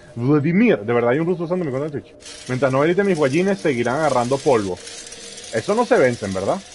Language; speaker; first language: Spanish; native; Spanish